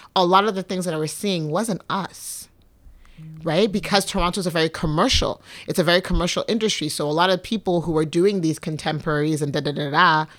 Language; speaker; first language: English; native; English